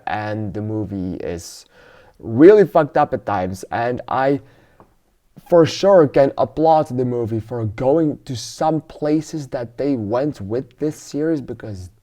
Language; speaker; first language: English; non-native, fluent; Dutch